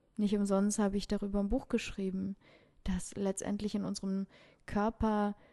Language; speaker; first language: German; early bilingual, other home language; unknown